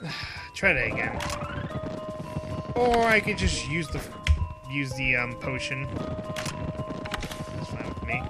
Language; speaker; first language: English; native; English